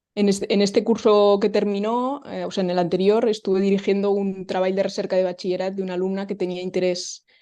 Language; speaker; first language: Spanish; non-native, local second language; Catalan